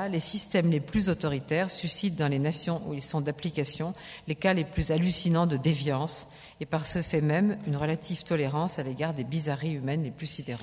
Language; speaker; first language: French; native; French